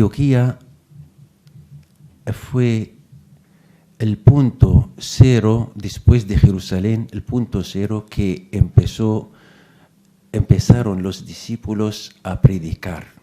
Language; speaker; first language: Spanish; non-native, fluent; Arabic